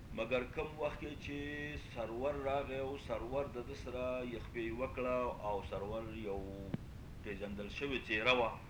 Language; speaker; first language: Pashto; non-native, local second language; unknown